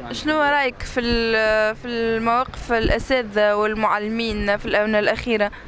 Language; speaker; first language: Arabic; native; Arabic